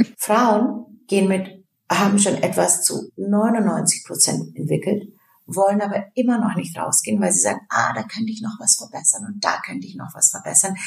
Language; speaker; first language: German; early bilingual, other home language; Turkish